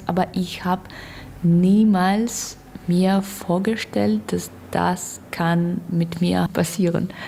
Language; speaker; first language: German; non-native, learner; Russian